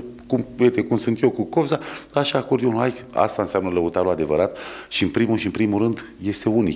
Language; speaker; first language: Romanian; native; Romanian